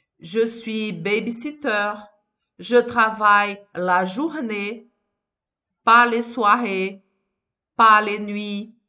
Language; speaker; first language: French; non-native, fluent; Portuguese